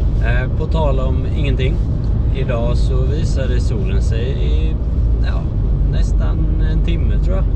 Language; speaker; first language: Swedish; native; Swedish